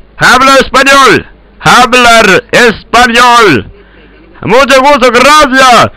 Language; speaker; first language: Spanish; non-native, learner; English